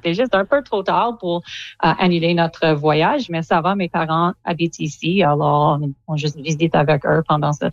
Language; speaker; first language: French; non-native, local second language; English